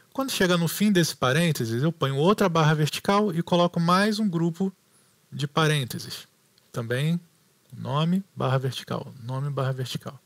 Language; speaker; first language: Portuguese; native; Portuguese